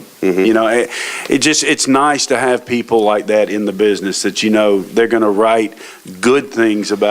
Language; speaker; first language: English; native; English